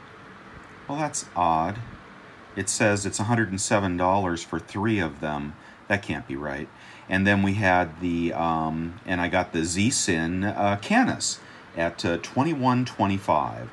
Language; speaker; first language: English; native; English